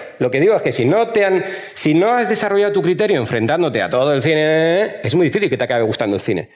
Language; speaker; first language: Spanish; native; Spanish